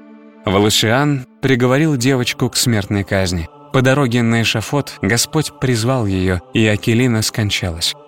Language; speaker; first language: Russian; native; Russian